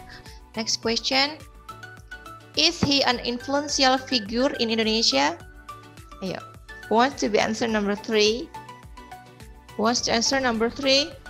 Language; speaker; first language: English; non-native, learner; Indonesian